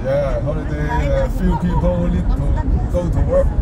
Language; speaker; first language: English; non-native, learner; Cantonese